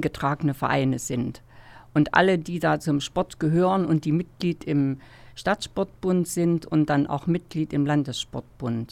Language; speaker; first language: German; native; German